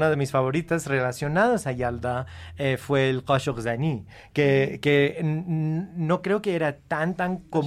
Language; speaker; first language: Spanish; non-native, fluent; English